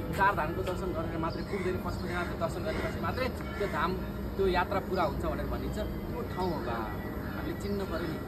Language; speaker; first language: Nepali; native; Nepali